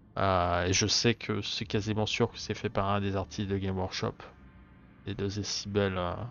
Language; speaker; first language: French; native; French